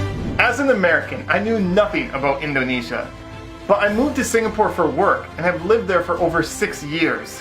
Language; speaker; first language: English; native; English